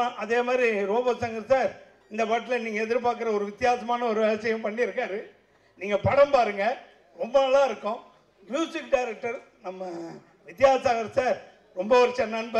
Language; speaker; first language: Tamil; native; Tamil